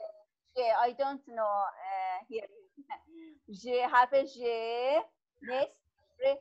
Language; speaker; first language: English; non-native, learner; Persian